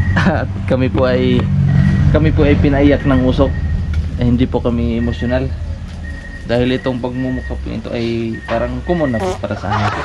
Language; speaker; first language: Filipino; non-native, local second language; Cebuano